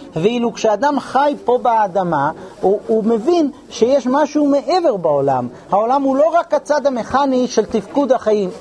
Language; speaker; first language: Hebrew; non-native, fluent; English